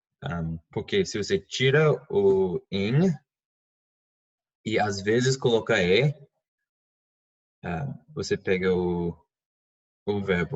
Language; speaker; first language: Portuguese; non-native, fluent; English